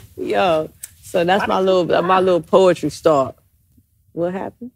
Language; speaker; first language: English; native; English